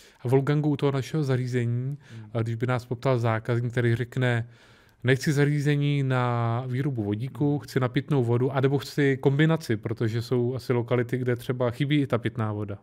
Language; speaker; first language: Czech; native; Czech